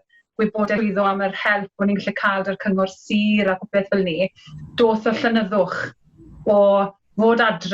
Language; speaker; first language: Welsh; native; Welsh